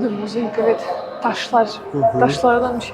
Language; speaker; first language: Turkish; non-native, fluent; Russian